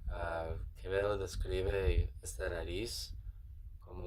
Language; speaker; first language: Spanish; non-native, learner; English